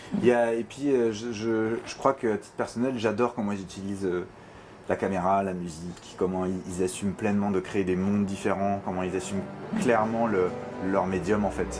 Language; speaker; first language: French; native; French